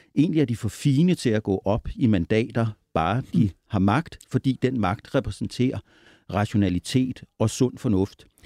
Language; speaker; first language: Danish; native; Danish